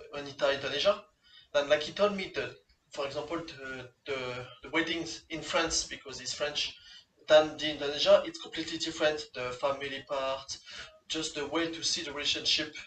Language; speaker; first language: English; non-native, fluent; French